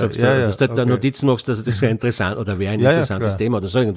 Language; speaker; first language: German; native; German